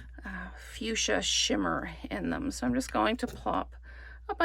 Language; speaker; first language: English; native; English